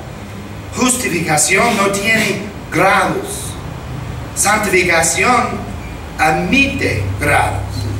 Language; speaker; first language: Spanish; non-native, fluent; English